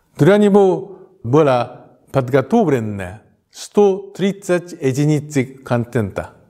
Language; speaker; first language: Russian; non-native, fluent; Japanese